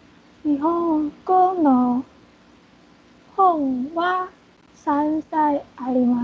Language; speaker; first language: Japanese; non-native, learner; Chinese